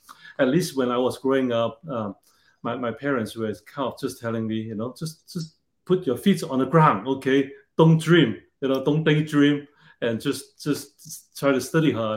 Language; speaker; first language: English; non-native, local second language; Cantonese